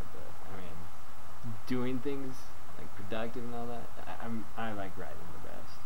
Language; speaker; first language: English; native; English